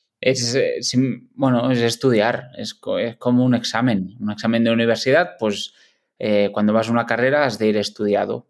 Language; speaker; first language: Spanish; non-native, local second language; Catalan